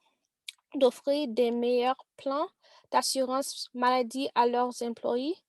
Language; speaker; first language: French; non-native, learner; English